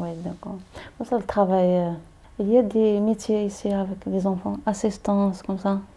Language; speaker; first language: French; non-native, learner; Arabic